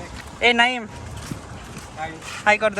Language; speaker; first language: Hindi; non-native, local second language; Assamese